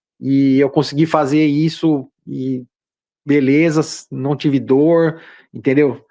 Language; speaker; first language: Portuguese; native; Portuguese